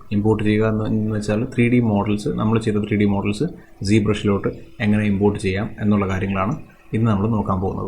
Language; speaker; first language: Malayalam; native; Malayalam